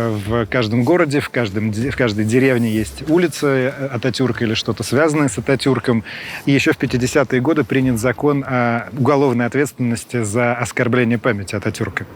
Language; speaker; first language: Russian; native; Russian